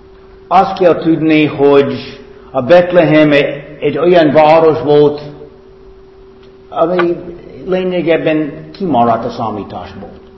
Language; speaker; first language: Hungarian; non-native, fluent; English